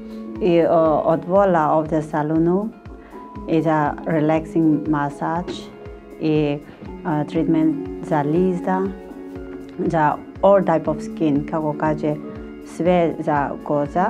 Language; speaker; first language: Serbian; non-native, learner; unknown